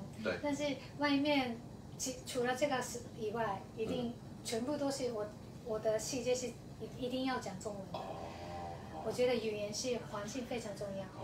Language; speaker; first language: Chinese; non-native, fluent; Japanese